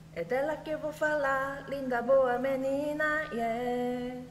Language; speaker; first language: Portuguese; non-native, learner; Korean